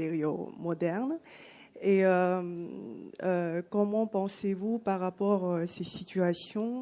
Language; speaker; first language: French; non-native, fluent; Chinese